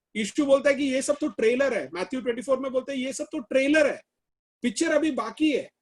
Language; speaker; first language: Hindi; non-native, local second language; Malayalam